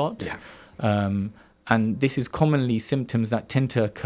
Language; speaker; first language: English; native; English